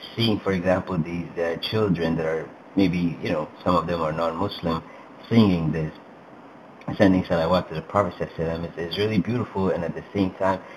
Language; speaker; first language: English; native; English